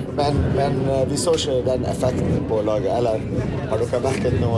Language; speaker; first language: Norwegian; non-native, fluent; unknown